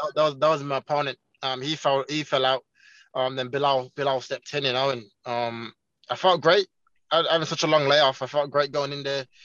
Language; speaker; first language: English; non-native, local second language; Jamaican Creole English